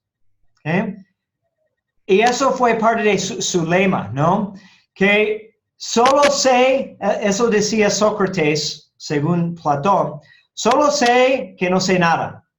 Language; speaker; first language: Spanish; non-native, fluent; English